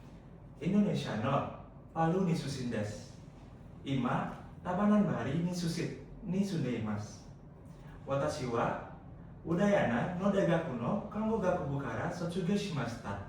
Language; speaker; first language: Japanese; non-native, learner; Indonesian